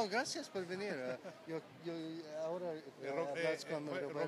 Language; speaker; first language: Spanish; non-native, learner; English